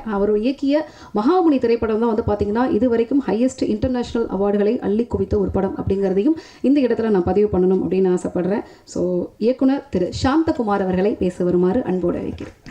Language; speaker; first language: Tamil; native; Tamil